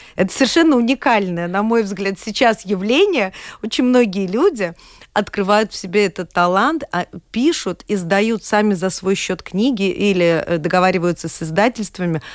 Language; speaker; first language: Russian; native; Russian